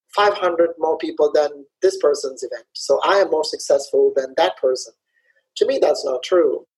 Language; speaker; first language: English; early bilingual, other home language; Somali